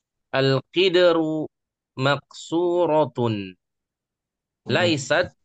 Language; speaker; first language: Arabic; non-native, learner; Indonesian